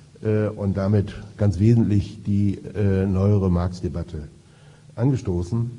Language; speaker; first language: German; native; German